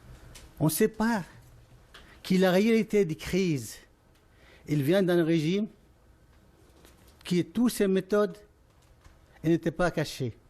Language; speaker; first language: French; non-native, fluent; Arabic